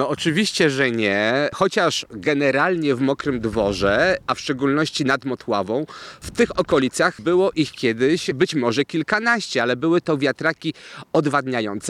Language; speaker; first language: Polish; native; Polish